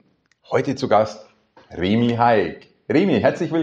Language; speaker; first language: German; native; German